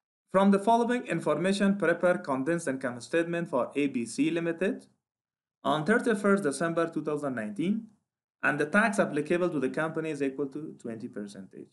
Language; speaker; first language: English; non-native, fluent; Persian